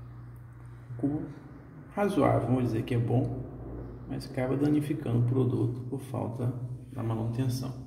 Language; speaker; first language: Portuguese; native; Portuguese